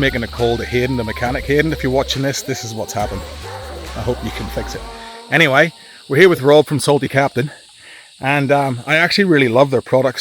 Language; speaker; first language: English; native; English